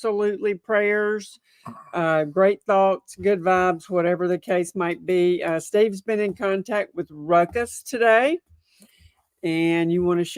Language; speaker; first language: English; native; English